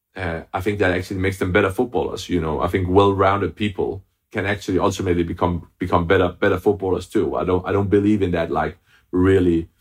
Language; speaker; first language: English; non-native, fluent; Danish